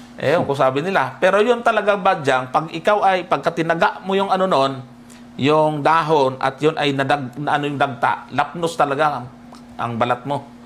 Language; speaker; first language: Filipino; native; Filipino